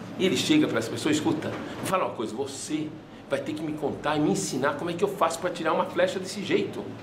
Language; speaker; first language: Portuguese; non-native, fluent; French